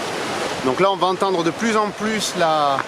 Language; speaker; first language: French; native; French